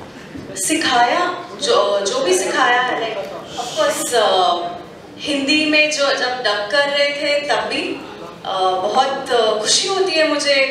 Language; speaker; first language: Hindi; non-native, local second language; Kannada